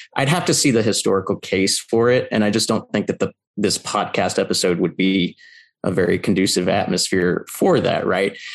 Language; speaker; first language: English; native; English